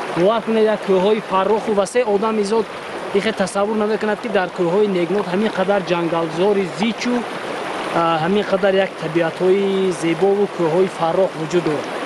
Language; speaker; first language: Tajik; native; Tajik